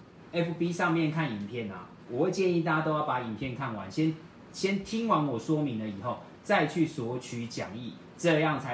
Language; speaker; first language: Chinese; native; Chinese